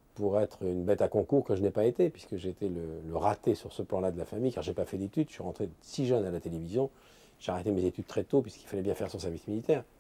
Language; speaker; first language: French; native; French